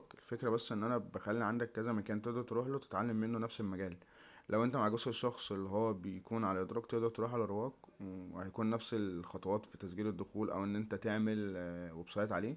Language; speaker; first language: Arabic; native; Arabic